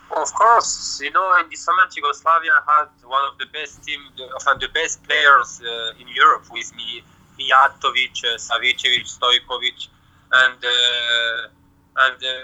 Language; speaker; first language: English; non-native, learner; French